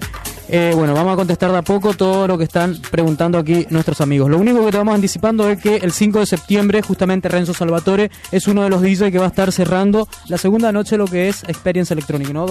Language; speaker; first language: Spanish; native; Spanish